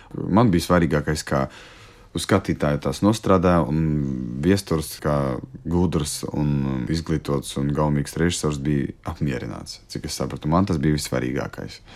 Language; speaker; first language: Latvian; non-native, local second language; Russian